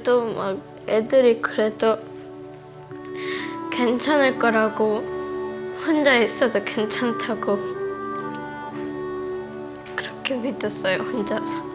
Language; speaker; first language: Korean; early bilingual, heritage; Korean